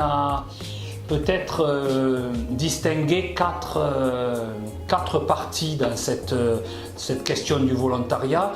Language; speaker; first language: French; native; French